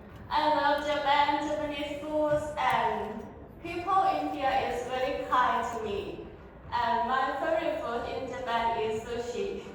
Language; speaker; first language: English; non-native, learner; Thai